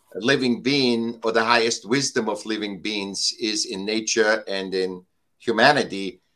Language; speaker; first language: English; non-native, fluent; German